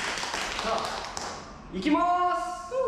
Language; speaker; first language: Japanese; non-native, fluent; Korean